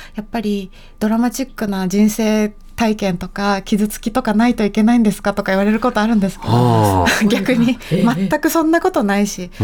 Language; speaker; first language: Japanese; native; Japanese